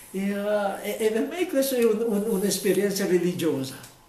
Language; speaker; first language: Italian; non-native, fluent; Filipino